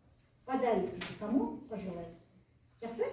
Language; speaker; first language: Russian; non-native, local second language; Kazakh